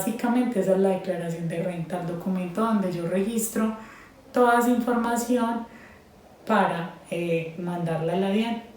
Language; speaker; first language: Spanish; native; Spanish